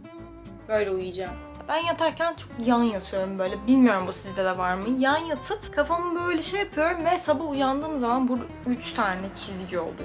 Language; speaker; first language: Turkish; native; Turkish